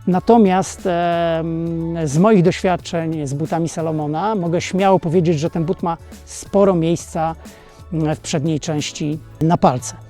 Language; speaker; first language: Polish; native; Polish